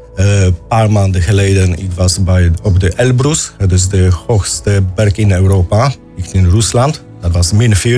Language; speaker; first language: Dutch; non-native, learner; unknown